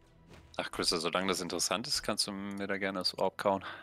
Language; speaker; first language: German; native; German